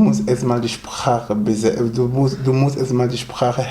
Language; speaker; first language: German; non-native, fluent; French